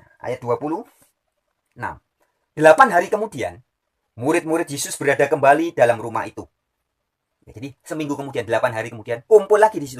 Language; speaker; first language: Indonesian; native; Indonesian